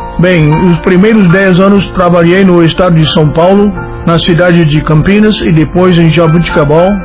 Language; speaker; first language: Portuguese; non-native, fluent; English